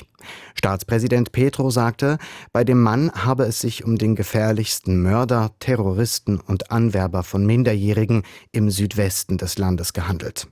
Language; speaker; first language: German; native; German